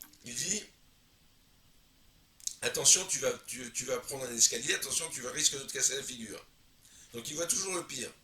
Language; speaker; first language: French; native; French